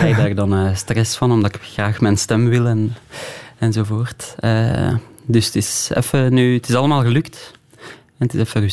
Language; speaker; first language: Dutch; native; Dutch